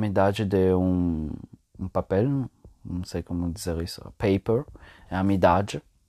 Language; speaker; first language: Portuguese; non-native, fluent; Italian